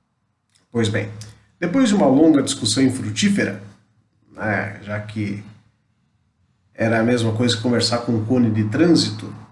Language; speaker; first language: Portuguese; native; Portuguese